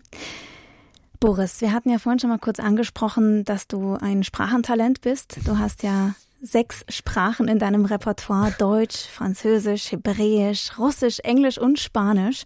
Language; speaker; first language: German; native; German